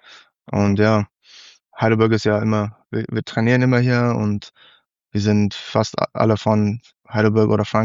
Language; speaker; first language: German; non-native, learner; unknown